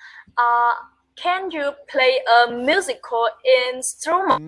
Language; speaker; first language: English; non-native, learner; Vietnamese